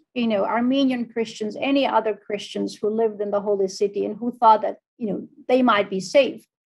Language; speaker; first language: English; non-native, fluent; Arabic